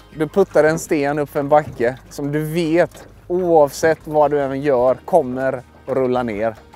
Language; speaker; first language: Swedish; early bilingual, other home language; Russian